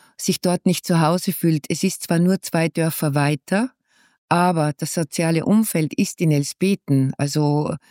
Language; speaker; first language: German; native; German